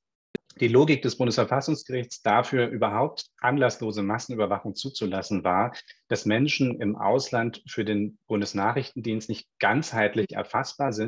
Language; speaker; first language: German; native; German